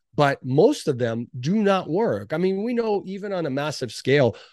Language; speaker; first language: English; early bilingual, other home language; Portuguese